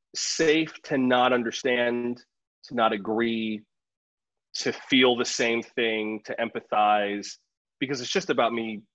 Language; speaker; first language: English; native; English